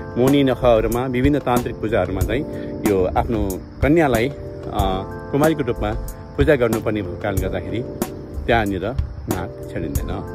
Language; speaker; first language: Nepali; non-native, local second language; Newari